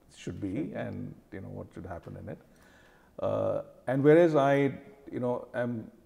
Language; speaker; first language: English; non-native, local second language; Hindi